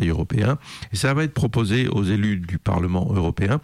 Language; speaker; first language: French; native; French